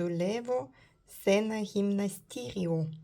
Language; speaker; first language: Greek; non-native, learner; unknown